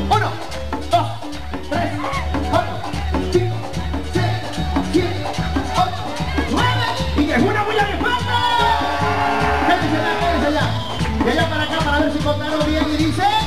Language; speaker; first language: Spanish; native; Spanish